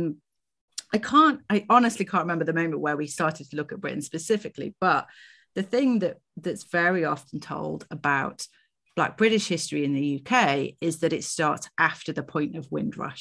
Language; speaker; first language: English; native; English